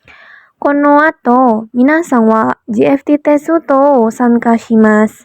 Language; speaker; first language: Japanese; non-native, learner; Indonesian